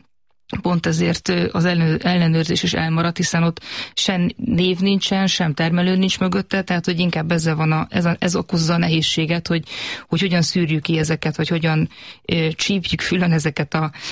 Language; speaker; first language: Hungarian; native; Hungarian